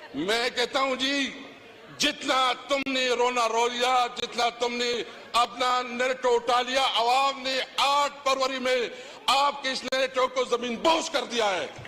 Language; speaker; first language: Urdu; non-native, local second language; Pashto